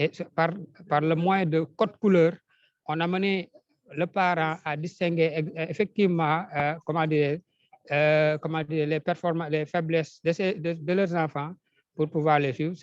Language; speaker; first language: French; non-native, local second language; Wolof